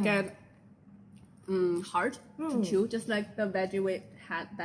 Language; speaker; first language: English; non-native, fluent; Chinese